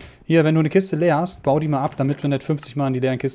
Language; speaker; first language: German; native; German